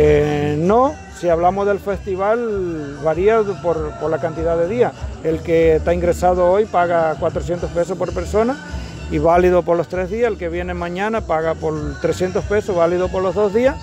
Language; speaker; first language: Spanish; native; Spanish